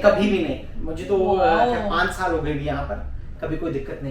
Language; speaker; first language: Hindi; native; Hindi